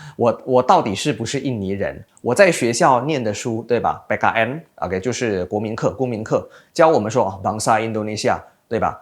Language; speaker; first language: Chinese; early bilingual, heritage; Chinese